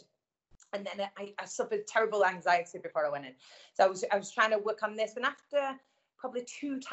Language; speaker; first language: English; native; English